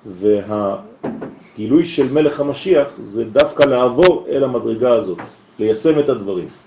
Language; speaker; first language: Hebrew; native; Hebrew